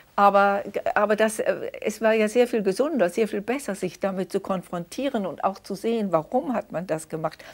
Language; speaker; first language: German; early bilingual, other home language; Danish